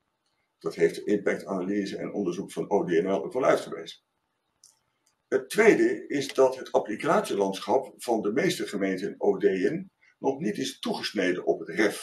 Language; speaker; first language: Dutch; native; Dutch